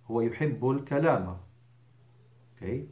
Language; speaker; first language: Arabic; non-native, fluent; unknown